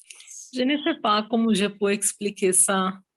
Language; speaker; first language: French; non-native, learner; Portuguese